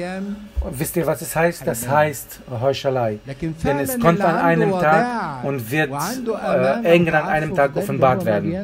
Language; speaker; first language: German; non-native, fluent; Arabic